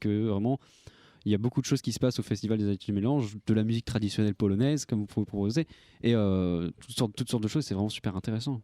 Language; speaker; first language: French; native; French